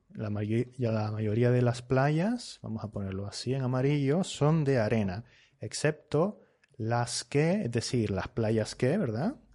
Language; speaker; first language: Spanish; native; Spanish